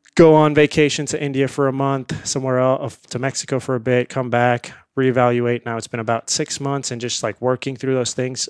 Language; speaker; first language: English; early bilingual, other home language; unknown